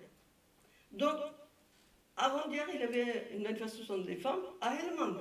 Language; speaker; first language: French; non-native, fluent; Persian